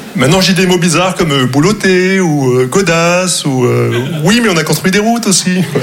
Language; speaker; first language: French; non-native, local second language; Arabic